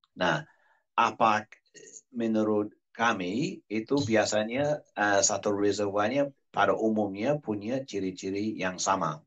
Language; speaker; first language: Indonesian; non-native, fluent; English